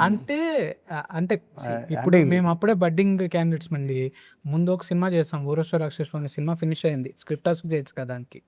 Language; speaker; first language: Telugu; native; Telugu